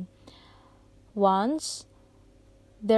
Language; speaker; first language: English; non-native, fluent; Indonesian